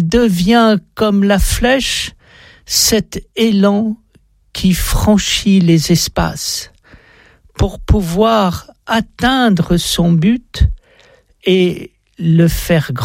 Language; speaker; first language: French; native; French